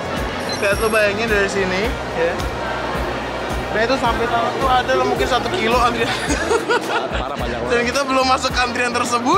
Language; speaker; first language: Indonesian; native; Indonesian